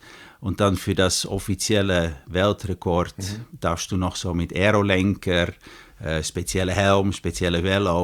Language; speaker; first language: German; non-native, fluent; Dutch